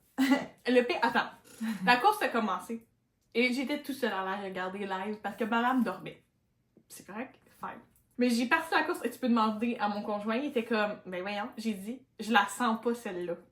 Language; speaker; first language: French; native; French